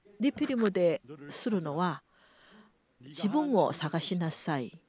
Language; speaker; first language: Japanese; non-native, fluent; Korean